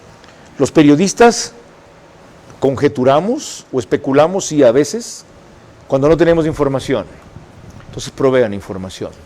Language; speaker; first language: Spanish; native; Spanish